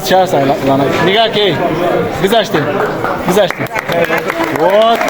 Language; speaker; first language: Russian; non-native, local second language; Tajik